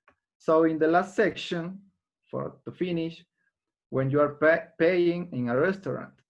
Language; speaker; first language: English; non-native, fluent; Spanish